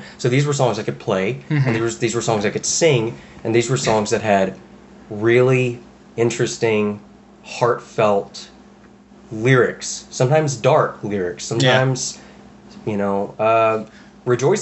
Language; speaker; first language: English; native; English